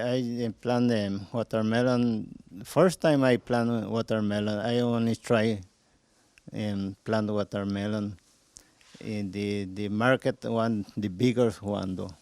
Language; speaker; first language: English; non-native, local second language; Spanish